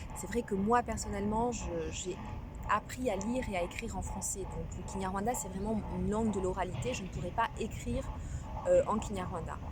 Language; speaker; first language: French; non-native, local second language; Kinyarwanda